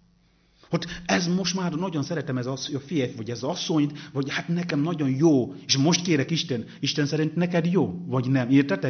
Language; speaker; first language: Hungarian; non-native, learner; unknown